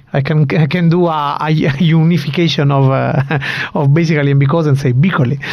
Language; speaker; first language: English; non-native, fluent; Italian